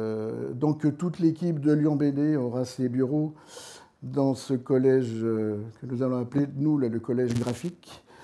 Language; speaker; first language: French; native; French